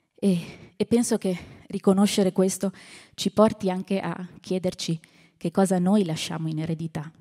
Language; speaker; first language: Italian; native; Italian